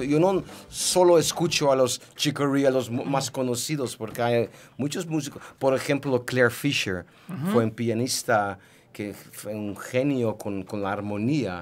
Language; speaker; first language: Spanish; non-native, learner; Dutch